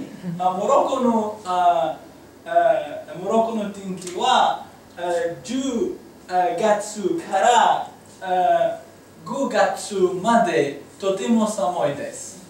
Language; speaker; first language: Japanese; non-native, learner; Arabic